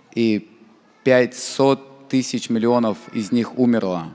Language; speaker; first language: Russian; native; Russian